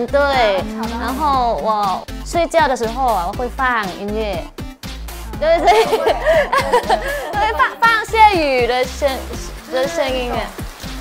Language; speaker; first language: Chinese; non-native, learner; Thai